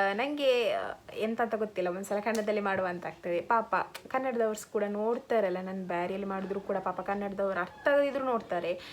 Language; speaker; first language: Kannada; non-native, local second language; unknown